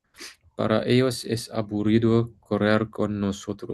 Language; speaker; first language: Spanish; non-native, learner; English